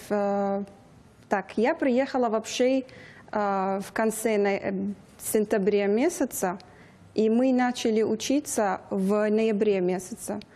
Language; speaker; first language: Russian; non-native, fluent; Persian